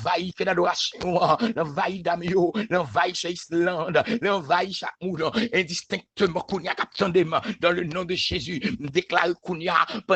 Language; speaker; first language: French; non-native, local second language; Haitian Creole